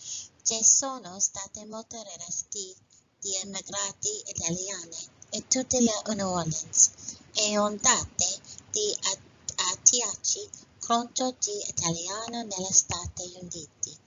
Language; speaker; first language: Italian; non-native, learner; English